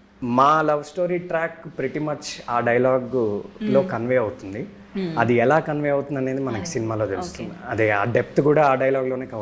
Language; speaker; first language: Telugu; native; Telugu